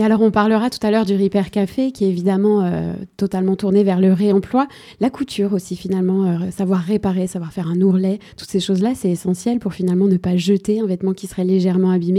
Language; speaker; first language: French; native; French